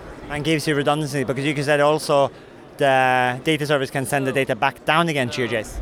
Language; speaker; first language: English; non-native, fluent; Norwegian